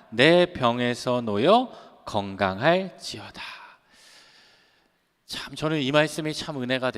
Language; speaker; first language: Korean; native; Korean